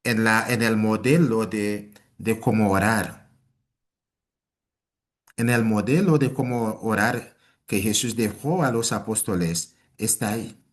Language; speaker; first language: Spanish; non-native, fluent; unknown